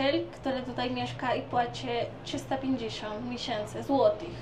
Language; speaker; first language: Polish; non-native, learner; Spanish